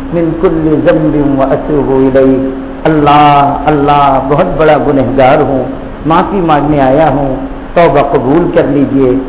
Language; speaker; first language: Urdu; native; Urdu